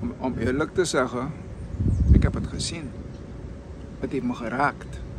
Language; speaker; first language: Dutch; native; Dutch